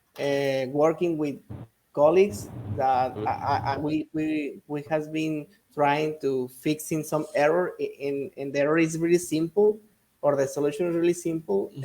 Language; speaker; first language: English; non-native, learner; Spanish